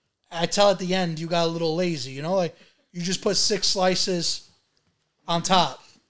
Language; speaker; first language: English; early bilingual, other home language; Italian